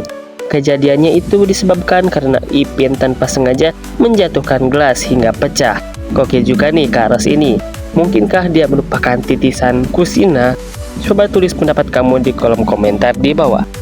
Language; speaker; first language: Indonesian; native; Indonesian